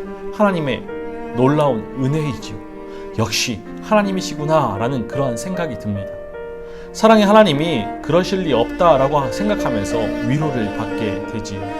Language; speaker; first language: Korean; native; Korean